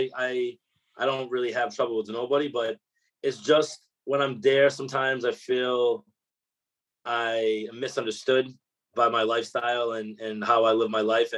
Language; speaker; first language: English; native; English